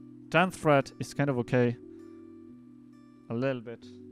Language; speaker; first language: English; non-native, fluent; Spanish